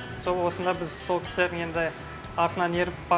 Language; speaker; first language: Kazakh; native; Kazakh